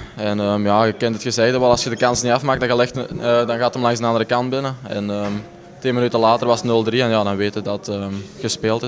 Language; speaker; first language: Dutch; native; Dutch